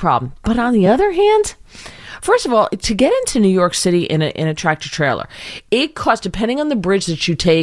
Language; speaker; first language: English; native; English